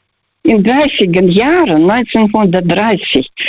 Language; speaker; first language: German; early bilingual, heritage; German